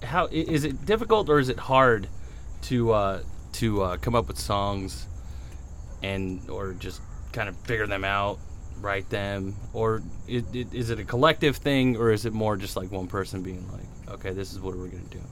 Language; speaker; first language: English; early bilingual, other home language; Spanish